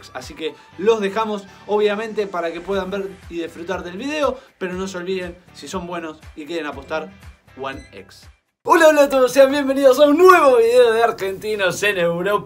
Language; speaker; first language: Spanish; native; Spanish